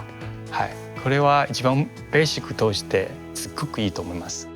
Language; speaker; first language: Japanese; non-native, fluent; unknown